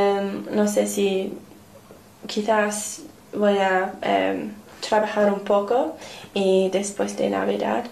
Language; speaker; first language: Spanish; non-native, learner; English